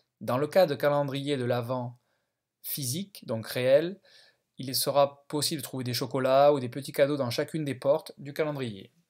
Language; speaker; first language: French; native; French